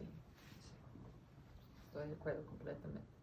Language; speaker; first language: Spanish; non-native, fluent; English